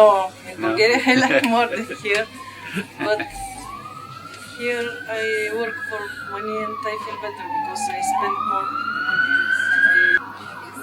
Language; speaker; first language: English; non-native, learner; Bulgarian